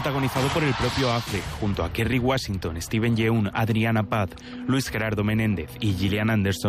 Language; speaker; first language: Spanish; native; Spanish